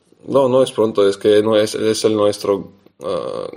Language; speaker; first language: Spanish; non-native, fluent; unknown